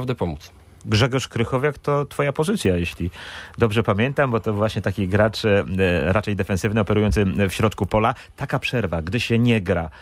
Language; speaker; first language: Polish; native; Polish